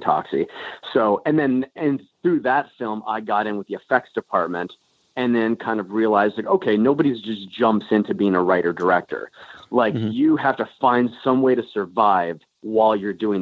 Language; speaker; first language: English; native; English